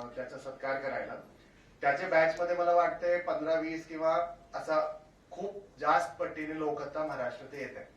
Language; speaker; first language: Marathi; non-native, local second language; Hindi